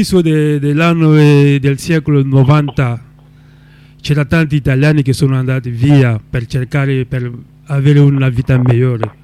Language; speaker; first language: Italian; non-native, local second language; French